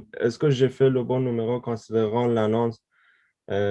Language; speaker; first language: French; non-native, learner; Persian